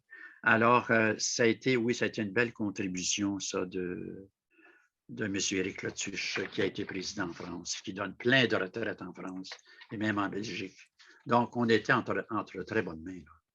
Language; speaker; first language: French; native; French